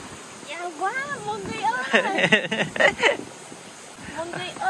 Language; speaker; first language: Vietnamese; non-native, learner; Japanese